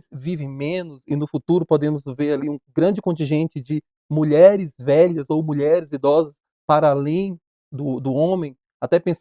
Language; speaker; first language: Portuguese; native; Portuguese